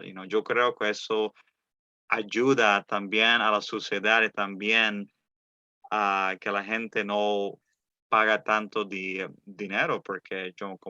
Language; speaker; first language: Spanish; early bilingual, heritage; Spanish